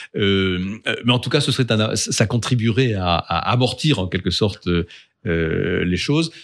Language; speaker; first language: French; native; French